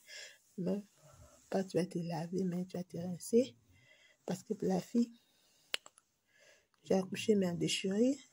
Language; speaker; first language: French; non-native, local second language; Lingala